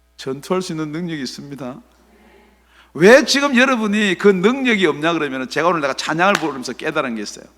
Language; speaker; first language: Korean; native; Korean